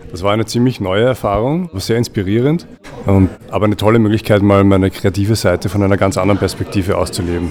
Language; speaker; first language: German; native; German